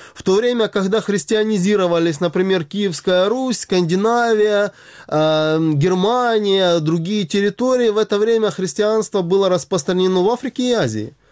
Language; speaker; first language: Russian; native; Russian